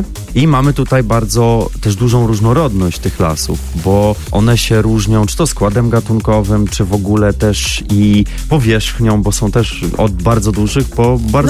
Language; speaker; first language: Polish; native; Polish